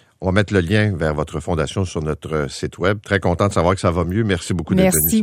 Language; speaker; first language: French; native; French